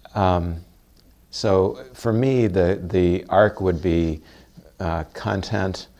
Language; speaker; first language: English; native; English